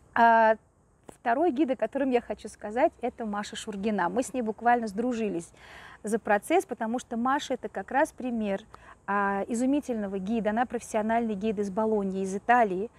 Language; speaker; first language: Russian; native; Russian